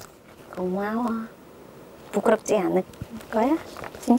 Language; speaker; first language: Korean; non-native, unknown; Khmer